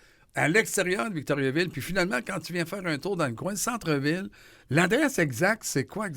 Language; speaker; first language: French; native; French